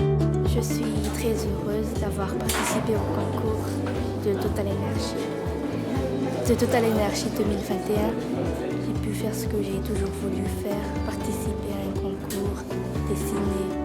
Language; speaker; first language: French; non-native, local second language; Malagasy